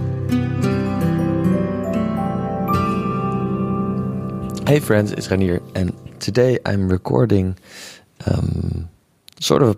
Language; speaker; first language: English; non-native, fluent; Dutch